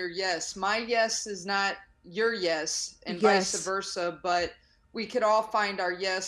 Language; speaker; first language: English; native; English